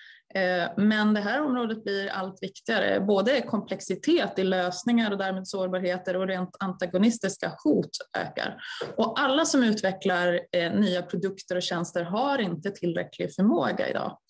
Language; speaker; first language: Swedish; native; Swedish